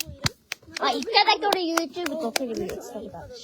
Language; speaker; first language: Japanese; native; Japanese